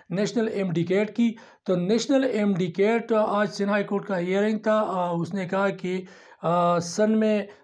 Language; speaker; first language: Urdu; non-native, local second language; Pashto